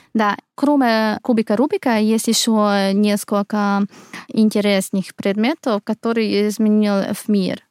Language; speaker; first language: Russian; non-native, fluent; Hungarian